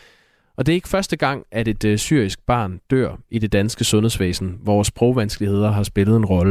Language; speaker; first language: Danish; native; Danish